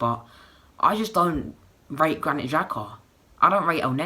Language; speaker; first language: English; native; English